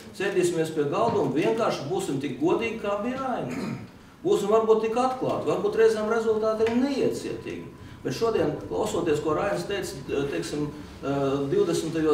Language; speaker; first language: Latvian; non-native, local second language; Russian